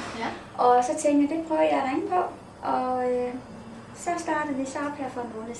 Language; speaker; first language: Danish; native; Danish